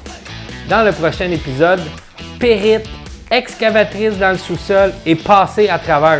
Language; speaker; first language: French; native; French